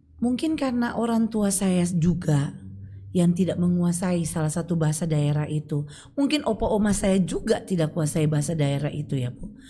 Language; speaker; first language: Indonesian; native; Indonesian